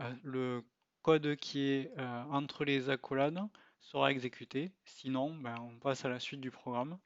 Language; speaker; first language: French; native; French